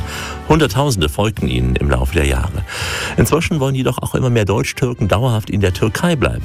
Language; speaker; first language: German; native; German